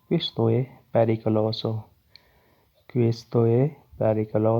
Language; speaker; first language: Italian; non-native, learner; Urdu